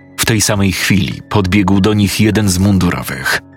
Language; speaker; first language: Polish; native; Polish